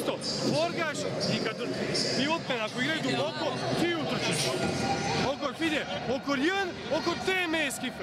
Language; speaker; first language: Hungarian; non-native, learner; Serbian